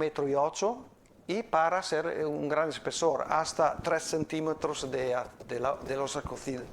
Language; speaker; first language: Spanish; non-native, fluent; Italian